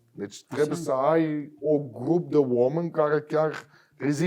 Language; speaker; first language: Romanian; non-native, fluent; Dutch